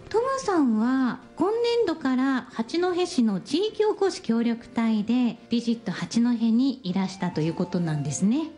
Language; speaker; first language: Japanese; native; Japanese